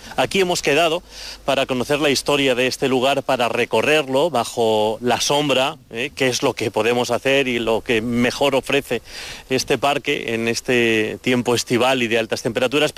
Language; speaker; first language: Spanish; native; Spanish